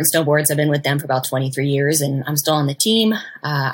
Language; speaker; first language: English; native; English